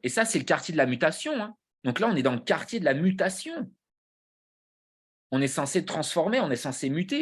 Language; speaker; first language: French; native; French